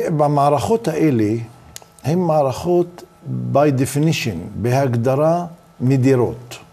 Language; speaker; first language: Hebrew; non-native, local second language; Arabic